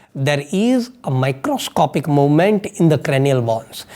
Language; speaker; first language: English; non-native, local second language; Gujarati